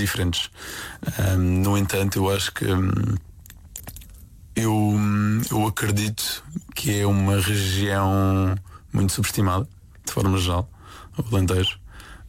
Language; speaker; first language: Portuguese; native; Portuguese